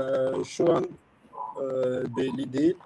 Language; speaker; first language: Turkish; non-native, learner; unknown